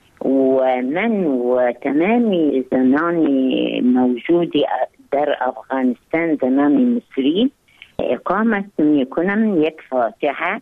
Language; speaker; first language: Persian; non-native, learner; Arabic